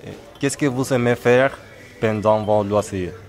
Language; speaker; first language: French; non-native, learner; Spanish